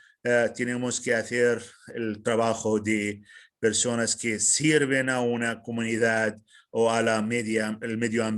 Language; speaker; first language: Spanish; non-native, fluent; Arabic